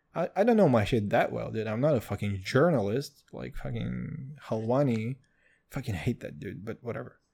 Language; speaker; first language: English; non-native, fluent; Kazakh